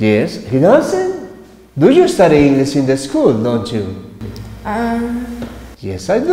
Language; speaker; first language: English; non-native, fluent; Spanish